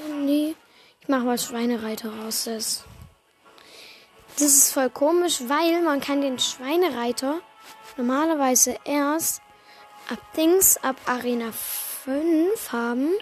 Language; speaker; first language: German; native; German